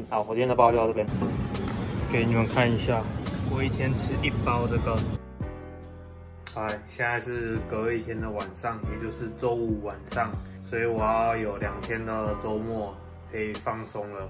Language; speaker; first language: Chinese; native; Chinese